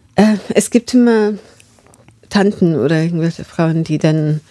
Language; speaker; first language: German; non-native, fluent; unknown